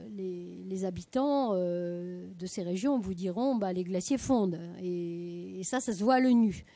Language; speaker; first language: French; native; French